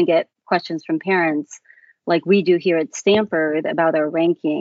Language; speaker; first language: English; native; English